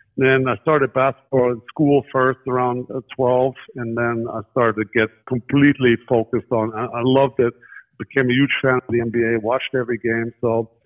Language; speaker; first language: English; non-native, fluent; German